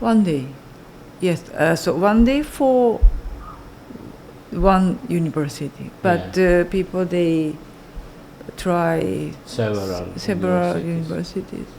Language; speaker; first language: English; non-native, learner; Japanese